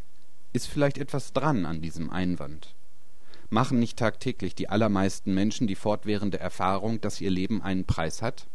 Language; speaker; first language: German; native; German